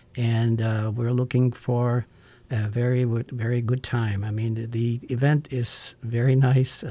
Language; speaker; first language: English; non-native, fluent; Czech